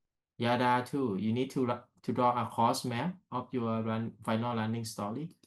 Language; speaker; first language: English; non-native, learner; Thai